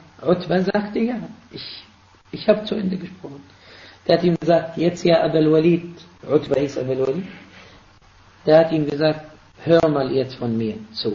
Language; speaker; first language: German; non-native, fluent; Arabic